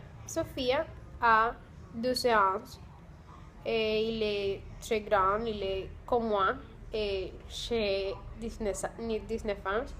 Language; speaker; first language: French; non-native, learner; Spanish